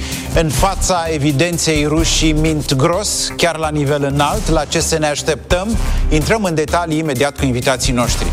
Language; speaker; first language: Romanian; native; Romanian